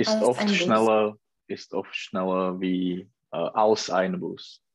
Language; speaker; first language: German; non-native, learner; Czech